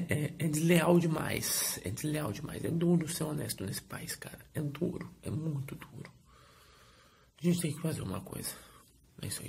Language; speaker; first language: Portuguese; native; Portuguese